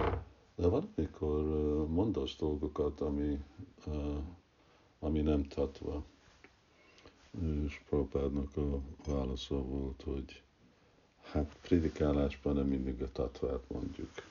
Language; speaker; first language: Hungarian; early bilingual, heritage; Hungarian